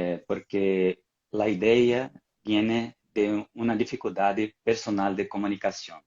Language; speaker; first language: Spanish; non-native, fluent; Portuguese